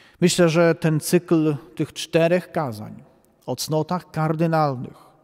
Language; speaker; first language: Polish; native; Polish